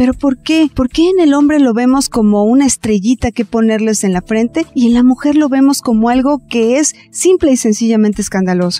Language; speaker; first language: Spanish; native; Spanish